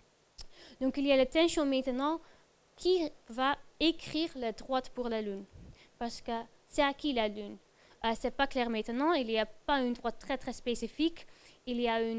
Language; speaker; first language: French; non-native, fluent; Dutch